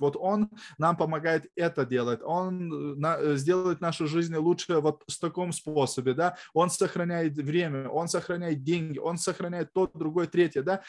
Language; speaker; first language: Russian; non-native, fluent; Lithuanian